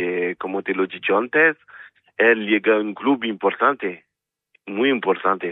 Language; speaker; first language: Spanish; non-native, fluent; French